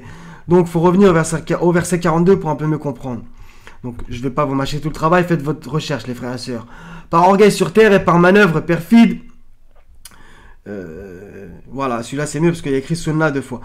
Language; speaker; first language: French; native; French